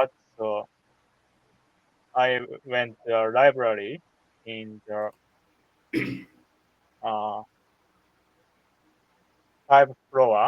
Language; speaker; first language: English; non-native, learner; Japanese